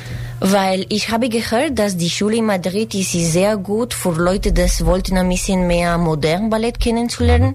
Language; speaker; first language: German; non-native, learner; Spanish